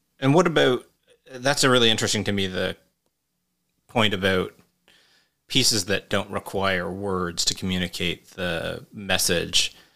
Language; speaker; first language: English; native; English